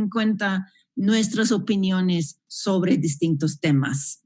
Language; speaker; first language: Spanish; non-native, fluent; English